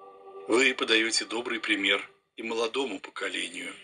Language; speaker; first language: Russian; native; Russian